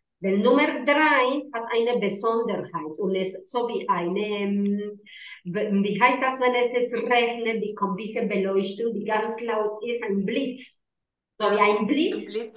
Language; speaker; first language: German; non-native, learner; Spanish